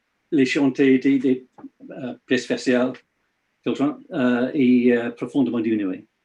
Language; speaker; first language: French; non-native, learner; English